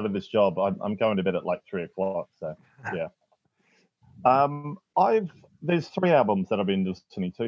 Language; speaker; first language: English; native; English